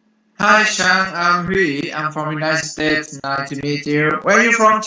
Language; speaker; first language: English; non-native, learner; Vietnamese